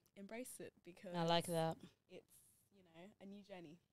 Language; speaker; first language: English; native; English